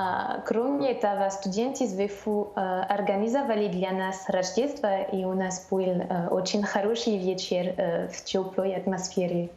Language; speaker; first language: Russian; non-native, learner; French